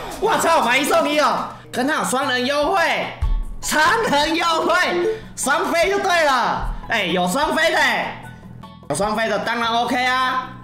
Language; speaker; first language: Chinese; native; Chinese